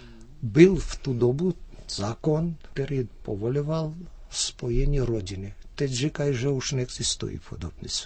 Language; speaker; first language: Czech; early bilingual, heritage; Czech